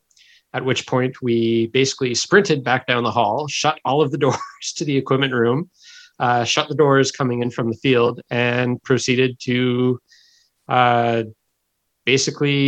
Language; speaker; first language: English; native; English